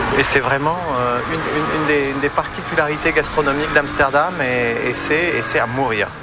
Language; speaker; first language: French; native; French